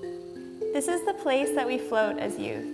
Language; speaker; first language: English; native; English